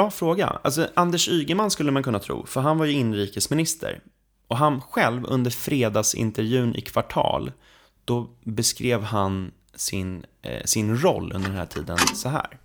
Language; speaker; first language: Swedish; native; Swedish